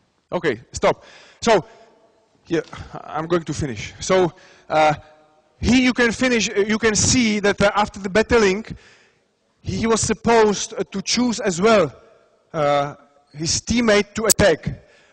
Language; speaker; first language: English; non-native, fluent; Czech